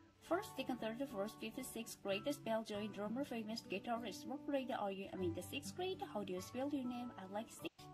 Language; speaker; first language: English; non-native, fluent; Korean